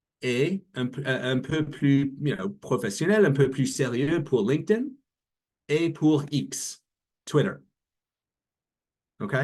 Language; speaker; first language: French; non-native, learner; English